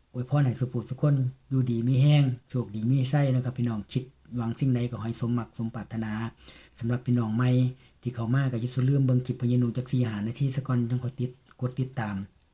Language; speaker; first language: Thai; native; Thai